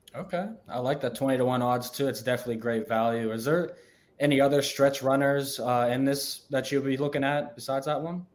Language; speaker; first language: English; native; English